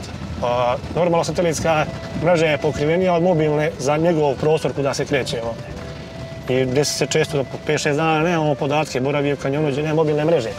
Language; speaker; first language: Croatian; native; Croatian